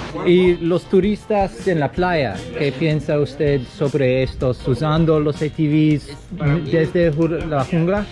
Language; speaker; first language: Spanish; non-native, learner; English